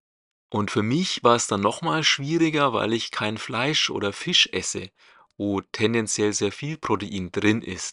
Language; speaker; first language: German; native; German